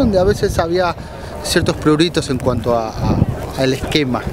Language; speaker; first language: Spanish; native; Spanish